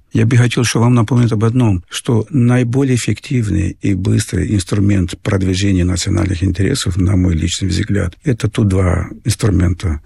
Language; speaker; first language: Russian; non-native, fluent; Portuguese